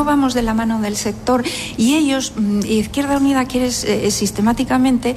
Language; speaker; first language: Spanish; native; Spanish